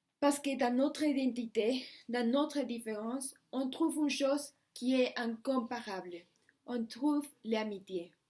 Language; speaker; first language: French; non-native, learner; Spanish